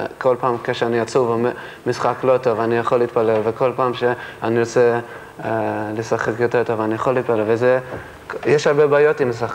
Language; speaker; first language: Hebrew; early bilingual, heritage; English